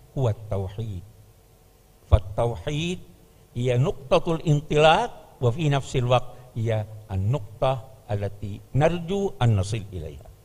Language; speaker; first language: Arabic; non-native, fluent; Indonesian